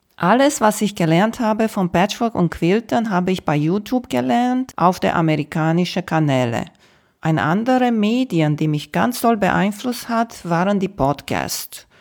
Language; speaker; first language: German; non-native, fluent; Romanian